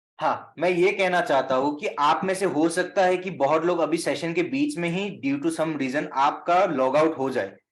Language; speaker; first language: Hindi; non-native, local second language; Assamese